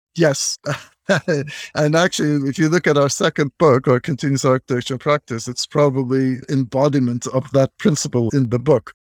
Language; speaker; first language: English; non-native, fluent; Turkish